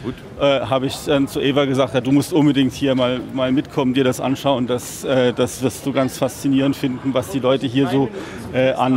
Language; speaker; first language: German; native; German